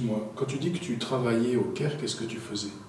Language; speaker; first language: French; native; French